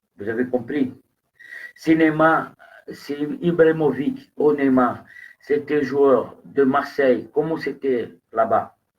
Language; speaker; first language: French; non-native, fluent; Portuguese